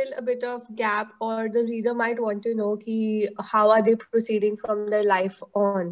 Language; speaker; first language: English; non-native, local second language; Hindi